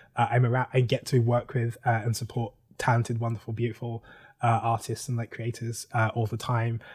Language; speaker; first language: English; native; English